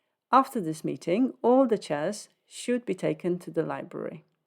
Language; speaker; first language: English; non-native, fluent; Polish